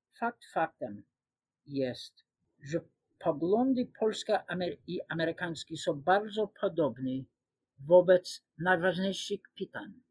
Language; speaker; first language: Polish; non-native, fluent; English